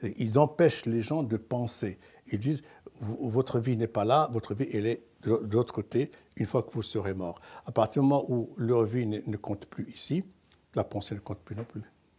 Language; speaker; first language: French; non-native, local second language; Arabic